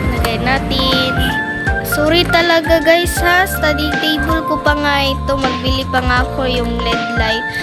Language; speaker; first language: Filipino; non-native, local second language; Cebuano